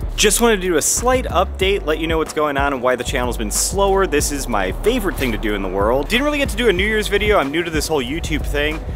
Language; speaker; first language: English; native; English